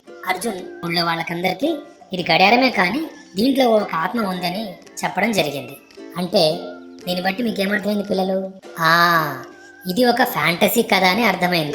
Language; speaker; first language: Telugu; native; Telugu